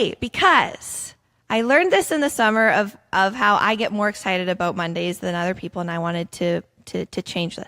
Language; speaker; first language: English; native; English